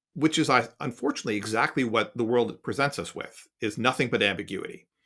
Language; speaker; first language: English; native; English